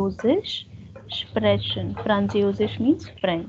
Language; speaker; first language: German; non-native, fluent; Hindi